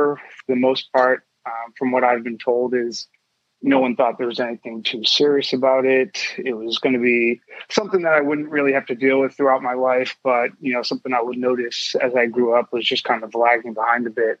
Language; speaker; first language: English; native; English